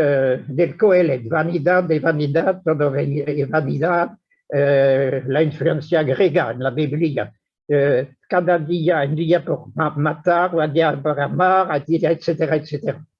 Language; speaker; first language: Spanish; non-native, fluent; French